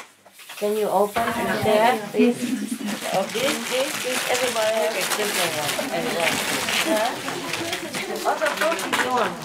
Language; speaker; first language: English; non-native, fluent; Vietnamese